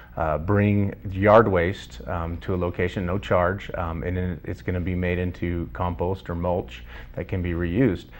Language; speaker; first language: English; native; English